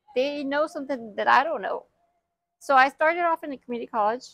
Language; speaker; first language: English; native; English